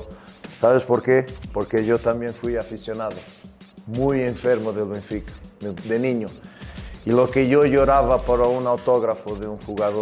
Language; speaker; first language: Spanish; non-native, fluent; Portuguese